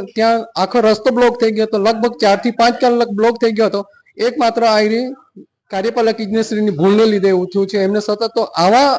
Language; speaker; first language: Gujarati; non-native, local second language; Gamit